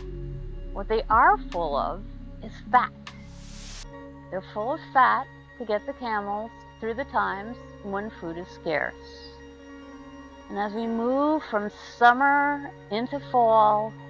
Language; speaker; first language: English; native; English